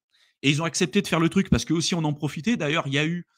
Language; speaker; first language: French; native; French